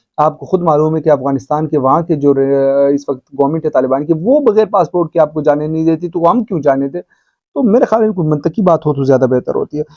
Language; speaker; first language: Urdu; non-native, local second language; Pashto